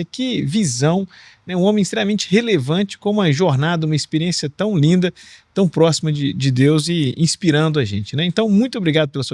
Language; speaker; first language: Portuguese; native; Portuguese